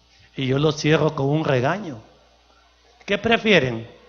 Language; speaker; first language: Spanish; native; Spanish